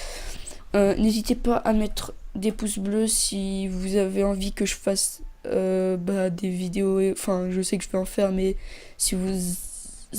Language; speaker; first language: French; native; French